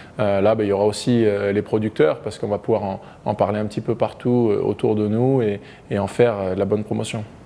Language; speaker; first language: French; native; French